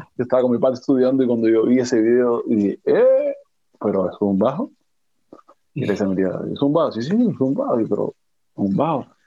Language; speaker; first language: Spanish; native; Spanish